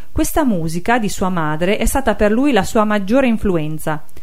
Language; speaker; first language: Italian; native; Italian